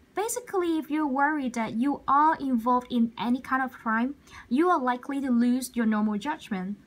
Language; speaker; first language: English; non-native, local second language; Cantonese